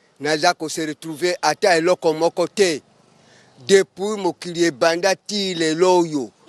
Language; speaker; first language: Lingala; non-native, local second language; Mongo